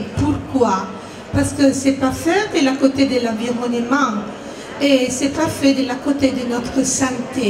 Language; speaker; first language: French; non-native, fluent; Italian